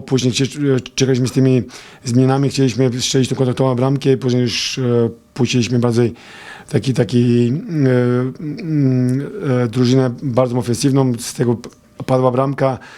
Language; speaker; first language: Polish; non-native, fluent; Serbian